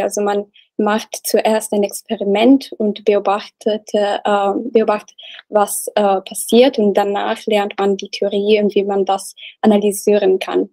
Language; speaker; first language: German; non-native, learner; Italian